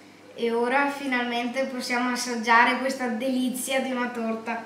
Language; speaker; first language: Italian; native; Italian